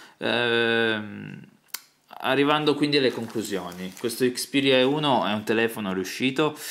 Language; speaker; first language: Italian; native; Italian